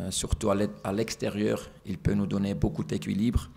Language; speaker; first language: French; non-native, fluent; Dutch